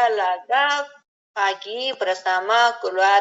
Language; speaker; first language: Indonesian; non-native, learner; Korean